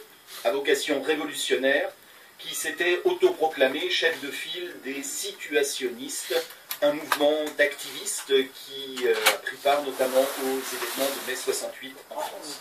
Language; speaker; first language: French; native; French